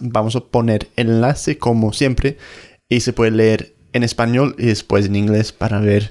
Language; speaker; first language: Spanish; non-native, fluent; English